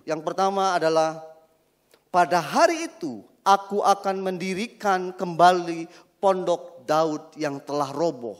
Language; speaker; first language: Indonesian; native; Indonesian